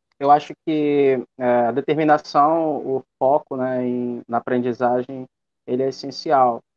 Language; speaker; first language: Portuguese; native; Portuguese